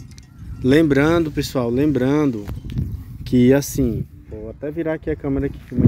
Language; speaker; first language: Portuguese; native; Portuguese